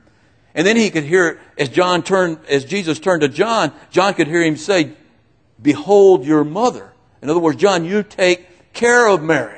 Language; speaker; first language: English; native; English